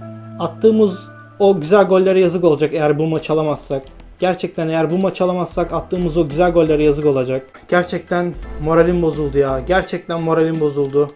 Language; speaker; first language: Turkish; native; Turkish